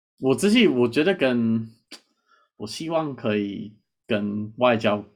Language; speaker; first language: Chinese; non-native, fluent; English